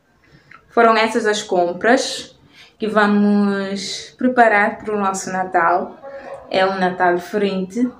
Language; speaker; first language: Portuguese; non-native, local second language; Kabuverdianu